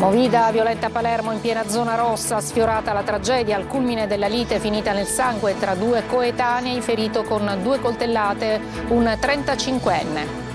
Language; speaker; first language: Italian; native; Italian